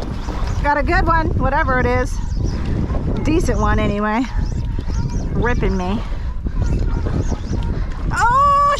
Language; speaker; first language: English; native; English